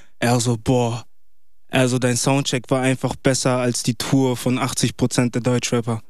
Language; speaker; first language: German; early bilingual, other home language; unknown